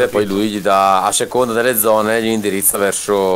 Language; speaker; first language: Italian; native; Italian